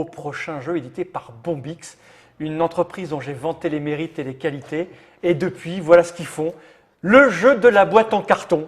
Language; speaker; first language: French; native; French